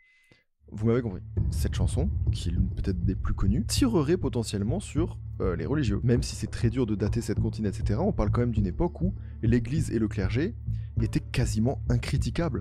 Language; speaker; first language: French; native; French